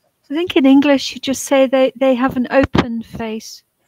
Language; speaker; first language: English; native; English